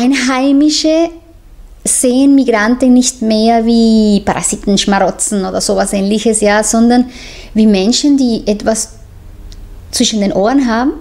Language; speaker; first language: German; non-native, fluent; Spanish